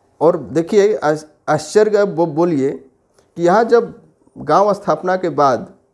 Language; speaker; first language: Hindi; native; Hindi